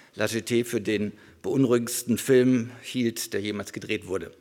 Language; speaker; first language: German; native; German